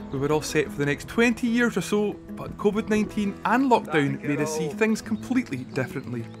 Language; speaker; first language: English; native; English